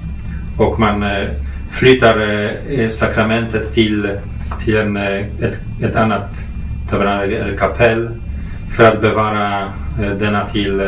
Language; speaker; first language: Swedish; non-native, fluent; Polish